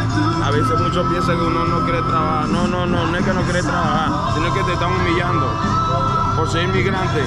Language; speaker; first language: Spanish; native; Spanish